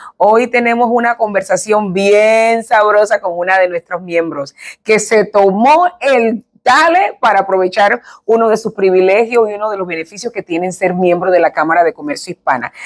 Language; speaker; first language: Spanish; native; Spanish